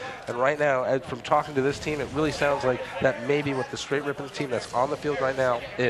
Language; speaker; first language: English; native; English